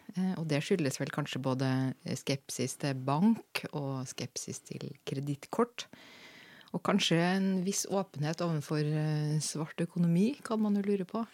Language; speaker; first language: Norwegian; native; Norwegian